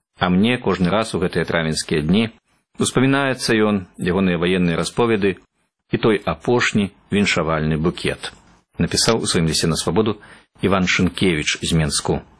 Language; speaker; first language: Belarusian; native; Belarusian